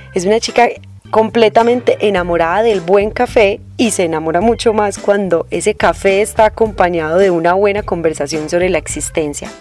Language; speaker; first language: Spanish; native; Spanish